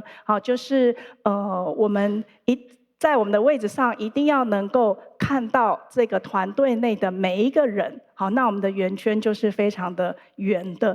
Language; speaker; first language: Chinese; native; Chinese